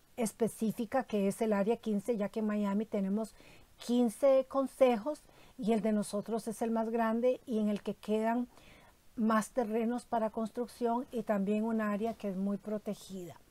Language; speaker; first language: Spanish; native; Spanish